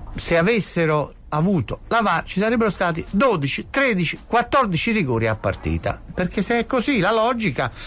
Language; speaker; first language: Italian; native; Italian